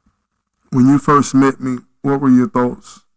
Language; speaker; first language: English; native; English